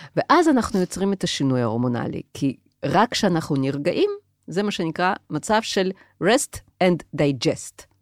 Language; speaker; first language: Hebrew; native; Hebrew